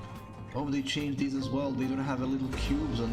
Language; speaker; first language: English; native; English